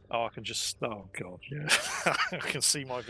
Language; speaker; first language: English; native; English